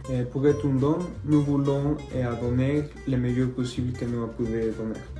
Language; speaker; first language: French; non-native, learner; Spanish